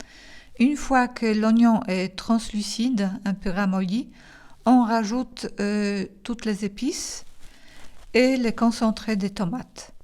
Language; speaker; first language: French; non-native, fluent; Polish